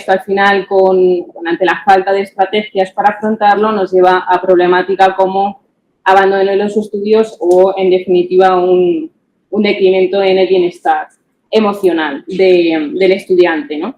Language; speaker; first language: Spanish; native; Spanish